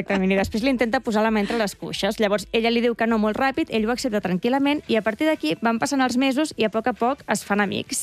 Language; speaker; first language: Catalan; native; Catalan